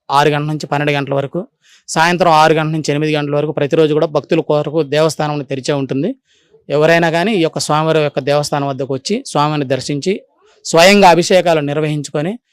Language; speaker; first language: Telugu; native; Telugu